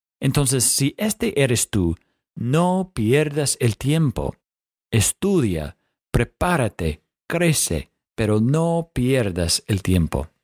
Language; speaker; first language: Spanish; non-native, fluent; English